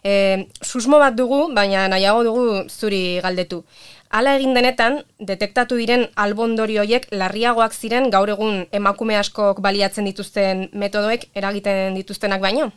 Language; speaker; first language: Basque; native; Basque